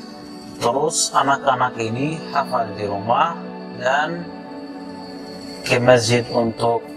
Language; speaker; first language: Indonesian; non-native, fluent; Arabic